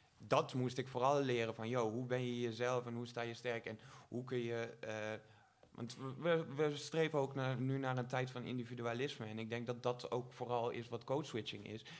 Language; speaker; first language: Dutch; native; Dutch